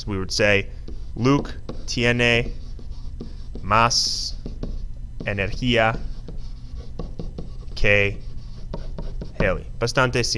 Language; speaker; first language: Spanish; non-native, fluent; English